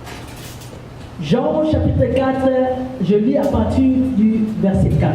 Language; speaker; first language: French; non-native, local second language; Lingala